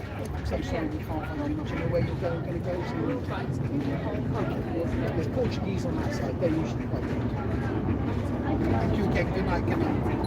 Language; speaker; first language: English; non-native, learner; Ukrainian